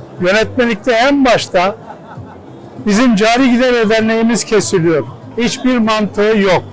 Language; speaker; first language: Turkish; non-native, local second language; Kurdish